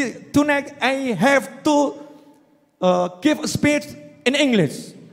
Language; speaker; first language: English; non-native, learner; Indonesian